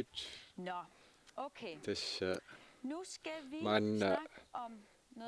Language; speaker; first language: Danish; non-native, local second language; Kalaallisut